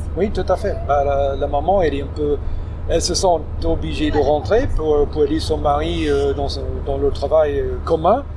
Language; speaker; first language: French; non-native, fluent; English